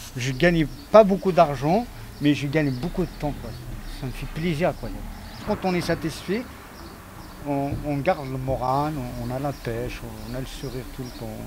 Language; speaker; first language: French; non-native, fluent; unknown